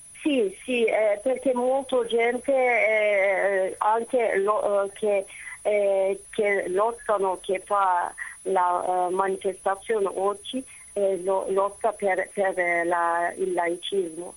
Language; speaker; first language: Italian; non-native, fluent; Turkish